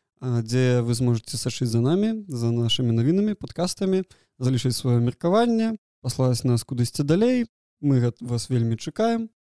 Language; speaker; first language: Belarusian; non-native, local second language; Russian